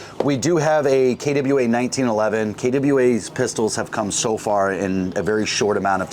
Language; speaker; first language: English; native; English